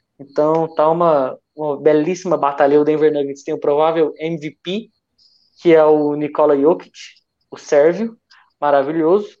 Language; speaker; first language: Portuguese; native; Portuguese